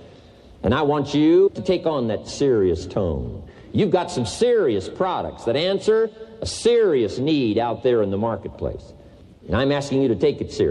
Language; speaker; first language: English; native; English